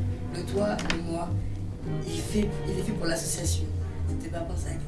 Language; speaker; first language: French; native; French